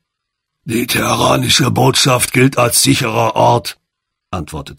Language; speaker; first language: German; native; German